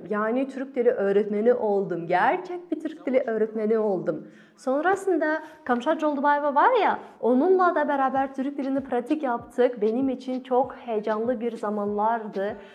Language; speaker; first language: Turkish; non-native, fluent; Kazakh